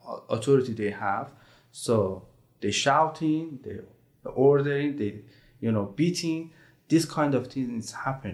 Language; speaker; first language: English; non-native, learner; Persian